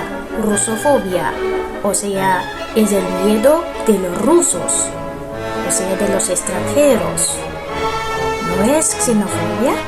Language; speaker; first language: Spanish; non-native, fluent; Russian